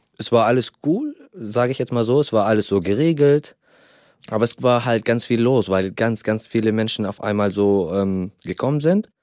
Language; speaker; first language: German; non-native, fluent; Arabic